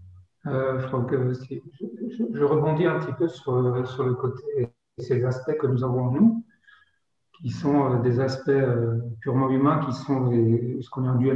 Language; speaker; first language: French; native; French